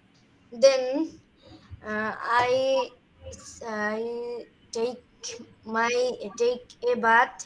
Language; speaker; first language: English; non-native, learner; Bangla